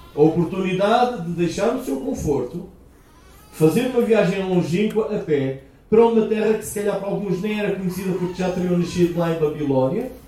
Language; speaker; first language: Portuguese; native; Portuguese